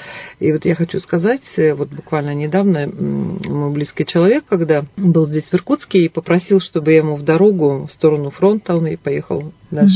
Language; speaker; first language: Russian; native; Russian